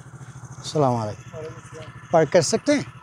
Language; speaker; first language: Hindi; non-native, learner; Bangla